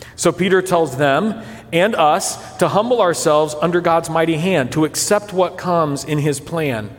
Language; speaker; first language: English; early bilingual, other home language; Portuguese